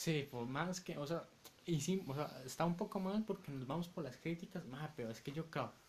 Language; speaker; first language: Spanish; native; Spanish